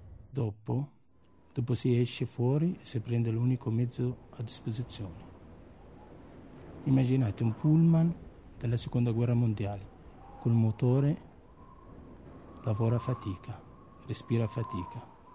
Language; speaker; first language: Italian; non-native, fluent; Arabic